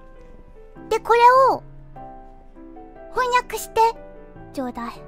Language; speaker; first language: Japanese; non-native, fluent; Korean